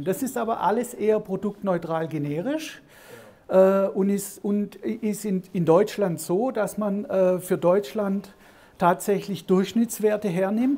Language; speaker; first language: German; native; German